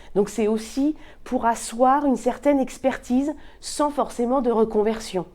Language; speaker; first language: French; native; French